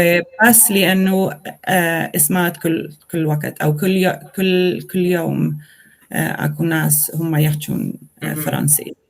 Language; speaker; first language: Arabic; non-native, learner; Swedish